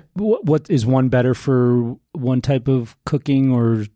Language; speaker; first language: English; native; English